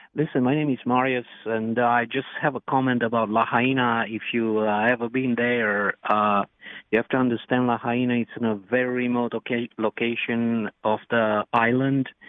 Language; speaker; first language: English; non-native, fluent; Romanian